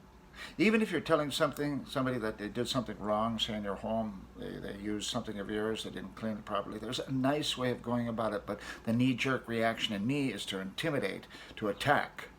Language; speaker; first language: English; native; English